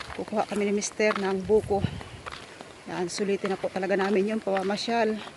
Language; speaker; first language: Filipino; non-native, local second language; Cebuano